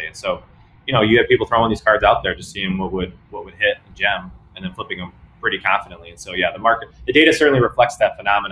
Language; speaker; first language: English; native; English